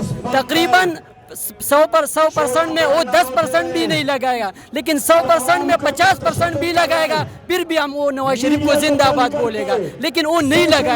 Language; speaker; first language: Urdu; non-native, local second language; Pashto